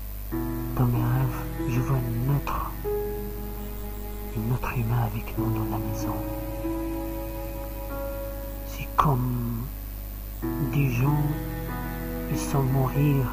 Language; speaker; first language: French; non-native, learner; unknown